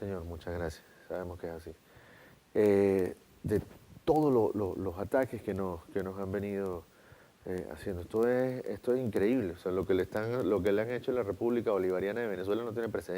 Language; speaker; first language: Spanish; native; Spanish